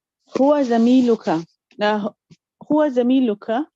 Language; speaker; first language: Arabic; non-native, learner; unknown